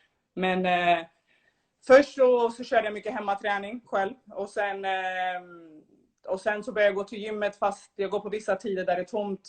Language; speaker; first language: Swedish; early bilingual, other home language; Somali